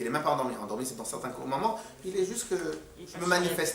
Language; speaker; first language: French; native; French